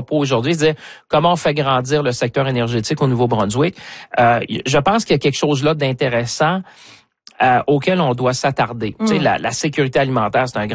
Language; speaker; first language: French; native; French